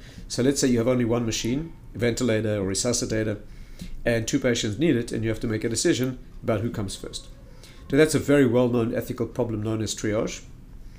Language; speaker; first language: English; native; English